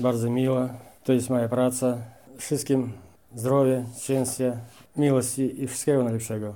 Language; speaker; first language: Polish; non-native, learner; Russian